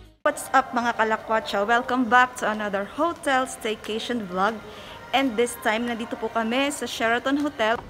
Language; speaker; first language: Filipino; native; Filipino